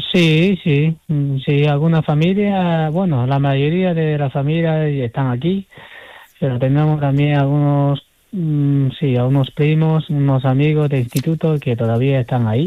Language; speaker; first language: Spanish; non-native, fluent; Chinese